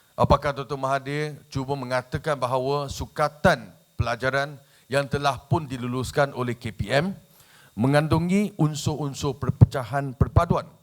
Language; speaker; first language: Malay; non-native, local second language; Chinese